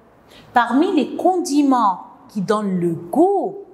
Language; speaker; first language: French; non-native, local second language; Arabic